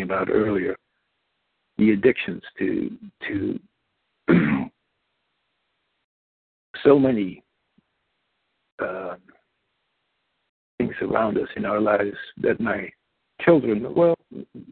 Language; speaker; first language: English; non-native, fluent; Dutch